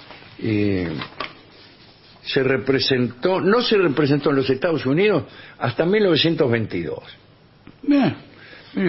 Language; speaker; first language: Spanish; native; Spanish